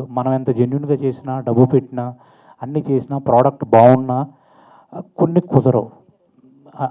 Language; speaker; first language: Telugu; native; Telugu